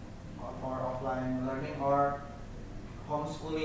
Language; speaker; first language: English; non-native, learner; Indonesian